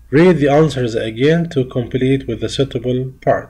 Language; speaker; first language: English; non-native, fluent; Arabic